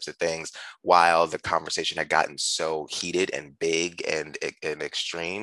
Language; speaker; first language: English; native; English